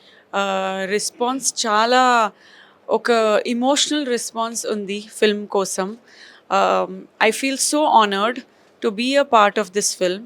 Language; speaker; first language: Telugu; non-native, local second language; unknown